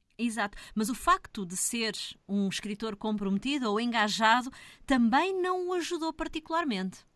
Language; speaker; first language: Portuguese; native; Portuguese